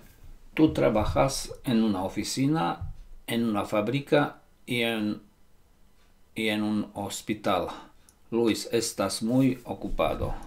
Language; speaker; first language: Spanish; non-native, fluent; Slovak